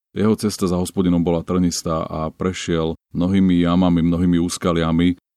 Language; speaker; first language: Slovak; native; Slovak